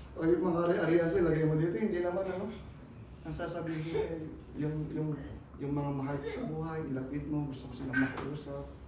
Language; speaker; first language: Filipino; native; Filipino